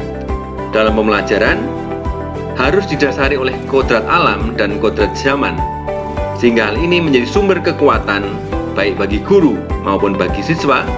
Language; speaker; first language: Indonesian; native; Indonesian